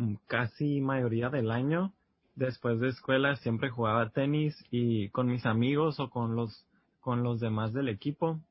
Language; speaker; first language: Spanish; early bilingual, heritage; Spanish